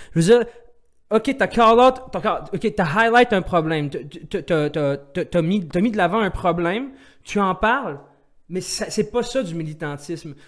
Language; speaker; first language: French; non-native, local second language; Arabic